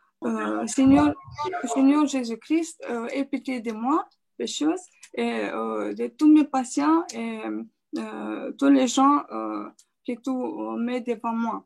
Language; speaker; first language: French; non-native, fluent; Romanian